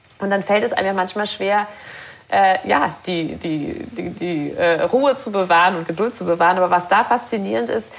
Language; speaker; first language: German; native; German